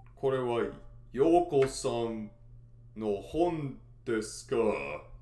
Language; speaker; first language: Japanese; non-native, learner; English